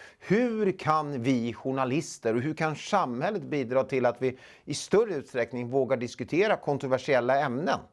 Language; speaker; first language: Swedish; native; Swedish